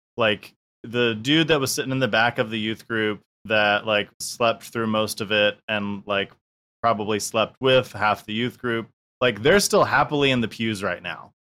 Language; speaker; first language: English; native; English